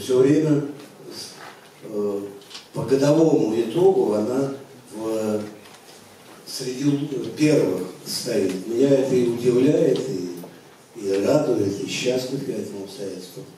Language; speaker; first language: Russian; native; Russian